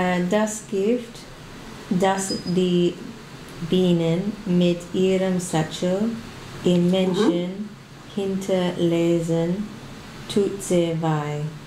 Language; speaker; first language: German; non-native, learner; English